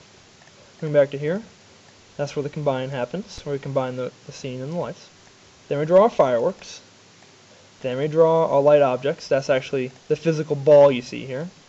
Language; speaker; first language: English; native; English